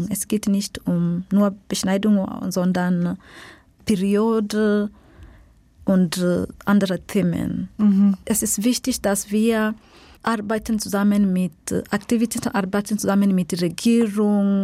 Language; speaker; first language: German; non-native, fluent; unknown